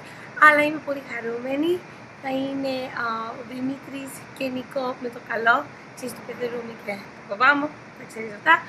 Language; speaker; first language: Greek; early bilingual, heritage; English